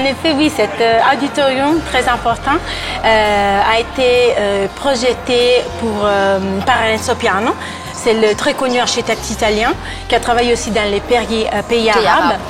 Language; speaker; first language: French; non-native, fluent; Italian